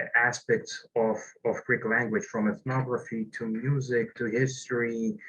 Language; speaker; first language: English; non-native, fluent; Greek